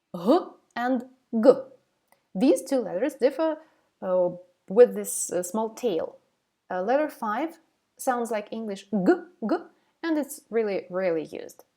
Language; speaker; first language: English; non-native, fluent; Ukrainian